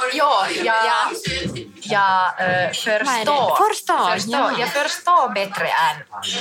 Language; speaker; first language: Swedish; non-native, learner; Finnish